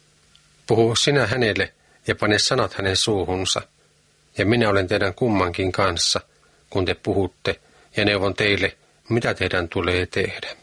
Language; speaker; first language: Finnish; native; Finnish